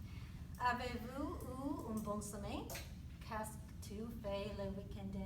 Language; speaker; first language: French; non-native, learner; English